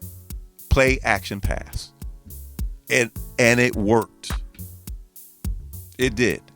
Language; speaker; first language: English; native; English